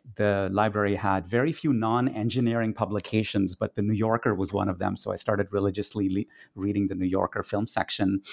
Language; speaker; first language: English; non-native, local second language; Tamil